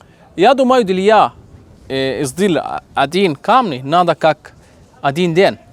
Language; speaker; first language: Russian; non-native, learner; Arabic